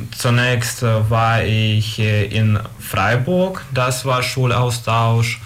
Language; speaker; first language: German; non-native, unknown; Ukrainian